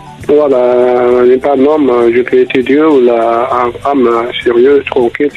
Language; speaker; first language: French; non-native, learner; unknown